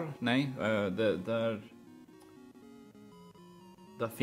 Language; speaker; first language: Swedish; non-native, learner; English